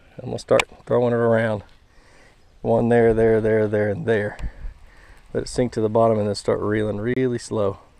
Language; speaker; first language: English; native; English